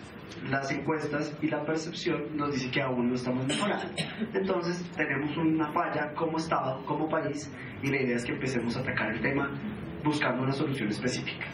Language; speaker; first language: Spanish; native; Spanish